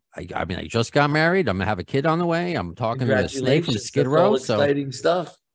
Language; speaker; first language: English; native; English